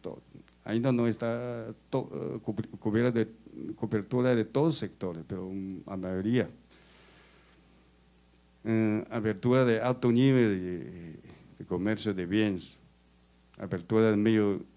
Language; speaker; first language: Portuguese; non-native, learner; Chinese